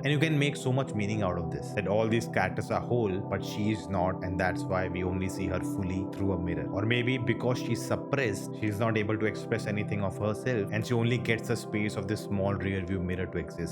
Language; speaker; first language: English; non-native, local second language; Hindi